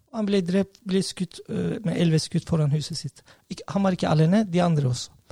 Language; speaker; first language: Norwegian; non-native, fluent; Turkish